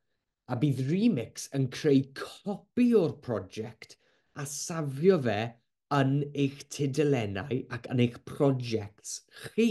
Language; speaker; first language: Welsh; non-native, local second language; English